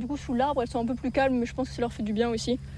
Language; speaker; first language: French; native; French